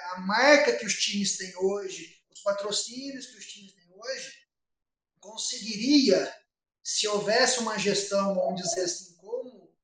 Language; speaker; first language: Portuguese; native; Portuguese